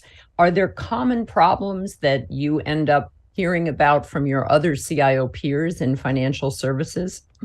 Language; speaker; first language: English; native; English